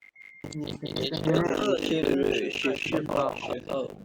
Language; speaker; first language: Chinese; non-native, learner; Malay